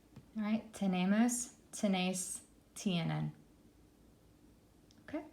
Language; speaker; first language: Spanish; non-native, fluent; English